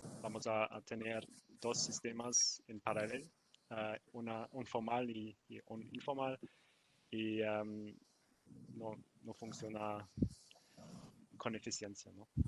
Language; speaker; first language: Spanish; non-native, learner; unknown